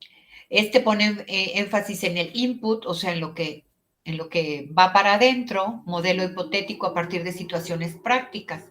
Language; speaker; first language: Spanish; native; Spanish